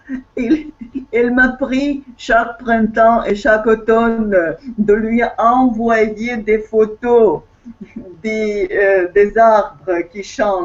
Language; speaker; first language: French; non-native, fluent; Russian